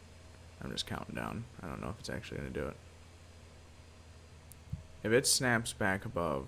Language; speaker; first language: English; native; English